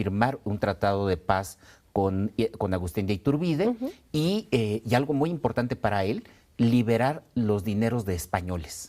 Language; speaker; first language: Spanish; native; Spanish